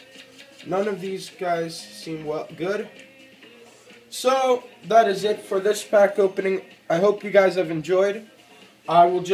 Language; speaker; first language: English; native; English